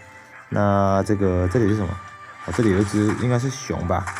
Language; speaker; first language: Chinese; native; Chinese